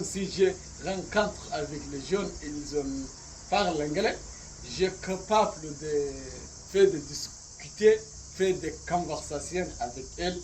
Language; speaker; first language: French; non-native, learner; Arabic